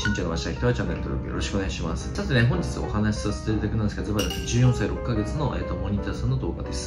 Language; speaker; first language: Japanese; native; Japanese